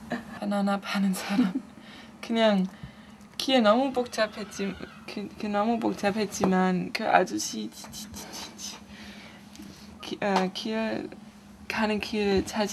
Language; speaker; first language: Korean; non-native, learner; German